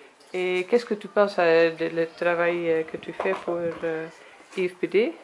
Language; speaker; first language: French; non-native, learner; Dutch